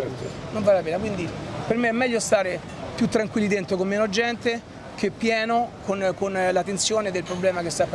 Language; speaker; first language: Italian; native; Italian